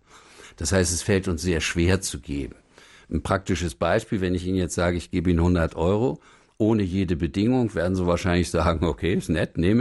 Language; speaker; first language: German; native; German